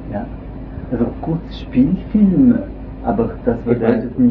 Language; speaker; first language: German; non-native, local second language; French